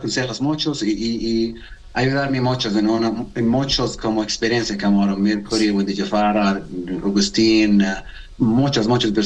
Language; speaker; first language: Spanish; non-native, learner; Arabic